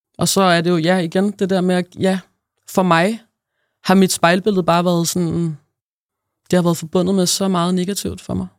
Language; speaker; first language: Danish; native; Danish